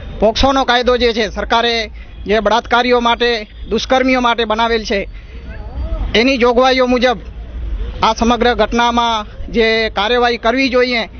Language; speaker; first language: Gujarati; native; Gujarati